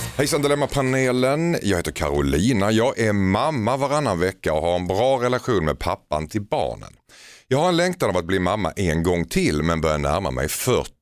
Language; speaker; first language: Swedish; native; Swedish